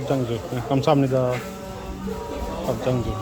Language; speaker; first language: Korean; non-native, learner; Bangla